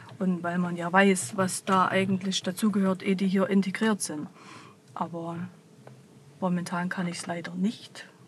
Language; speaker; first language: German; native; German